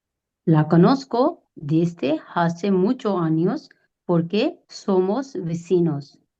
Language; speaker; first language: Spanish; non-native, learner; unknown